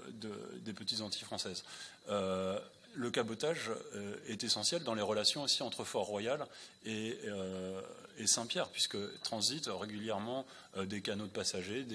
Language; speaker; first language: French; native; French